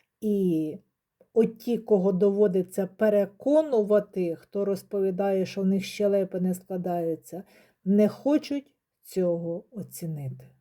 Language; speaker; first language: Ukrainian; native; Ukrainian